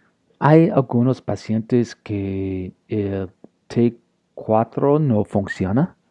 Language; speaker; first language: Spanish; non-native, learner; English